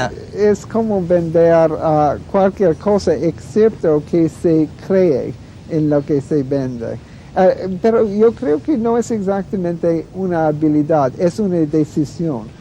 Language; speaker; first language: Spanish; non-native, fluent; English